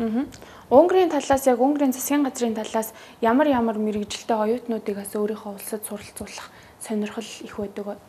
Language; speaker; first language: Mongolian; native; Mongolian